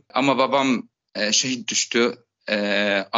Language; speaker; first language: Turkish; non-native, fluent; Arabic